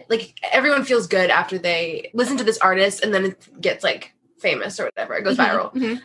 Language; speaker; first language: English; native; English